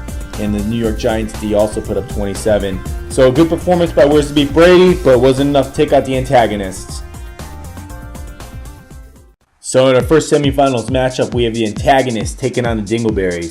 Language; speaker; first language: English; native; English